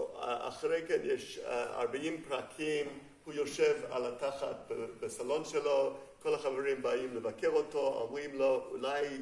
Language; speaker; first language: Hebrew; non-native, fluent; English